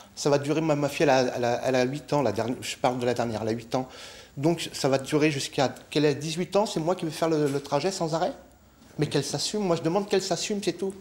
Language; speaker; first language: French; native; French